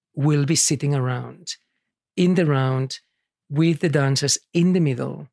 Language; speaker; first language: English; early bilingual, other home language; Catalan